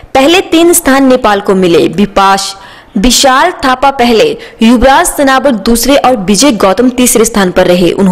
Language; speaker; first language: Hindi; native; Hindi